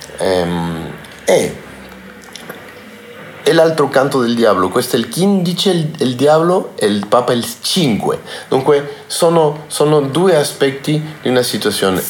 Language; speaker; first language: Italian; non-native, learner; Spanish